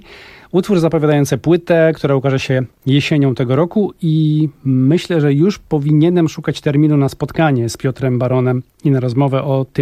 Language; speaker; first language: Polish; native; Polish